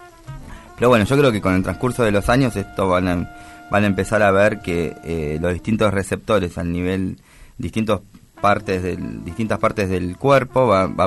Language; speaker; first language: Spanish; native; Spanish